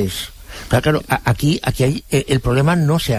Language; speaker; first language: Spanish; native; Spanish